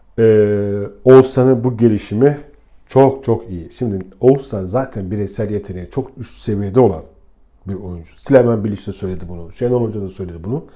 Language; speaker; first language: Turkish; native; Turkish